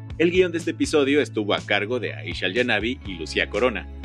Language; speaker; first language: Spanish; native; Spanish